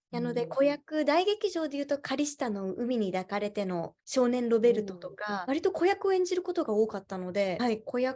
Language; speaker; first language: Japanese; native; Japanese